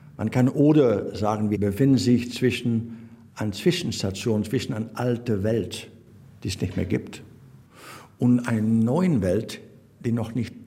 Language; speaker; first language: German; non-native, fluent; Dutch